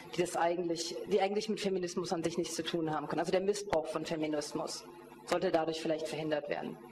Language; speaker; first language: German; native; German